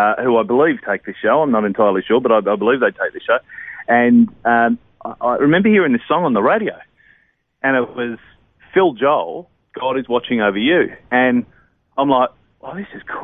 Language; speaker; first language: English; native; English